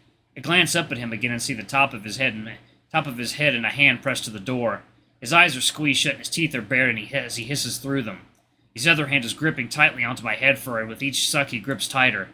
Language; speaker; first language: English; native; English